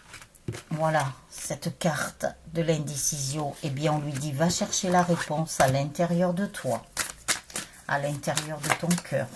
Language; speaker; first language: French; native; French